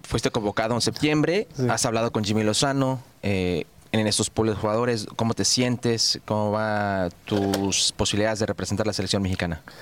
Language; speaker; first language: Spanish; early bilingual, heritage; Spanish